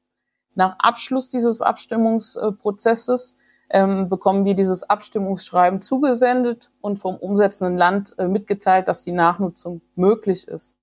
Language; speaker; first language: German; native; German